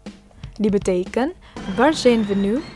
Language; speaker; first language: Dutch; non-native, learner; Indonesian